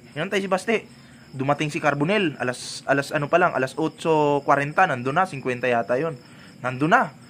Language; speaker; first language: Filipino; non-native, local second language; Cebuano